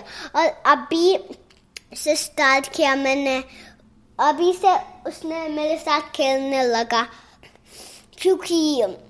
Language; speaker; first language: Hindi; early bilingual, heritage; Hindi